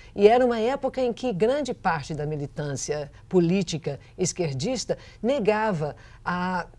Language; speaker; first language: Portuguese; non-native, fluent; English